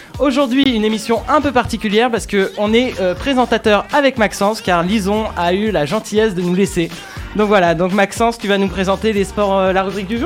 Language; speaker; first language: French; native; French